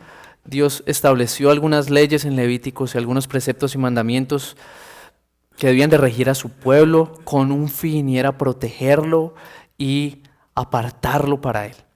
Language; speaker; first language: Spanish; native; Spanish